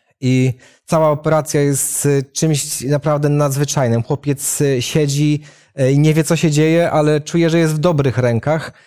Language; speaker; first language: Polish; native; Polish